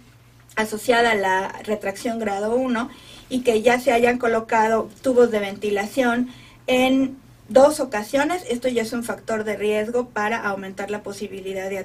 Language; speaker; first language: Spanish; native; Spanish